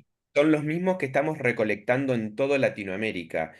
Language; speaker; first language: Spanish; native; Spanish